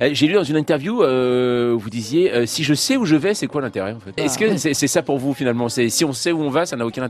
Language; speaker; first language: French; native; French